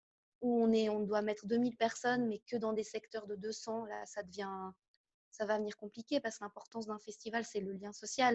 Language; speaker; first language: French; native; French